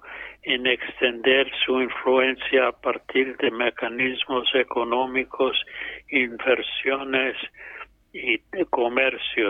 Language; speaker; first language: Spanish; non-native, fluent; English